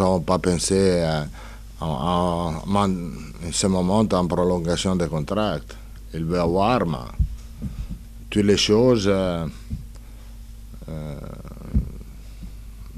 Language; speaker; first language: French; non-native, learner; Italian